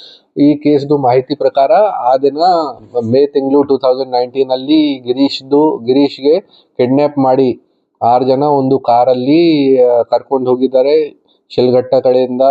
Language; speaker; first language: Kannada; non-native, fluent; Hindi